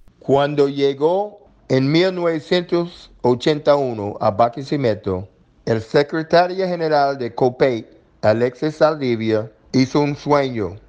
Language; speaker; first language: Spanish; non-native, learner; English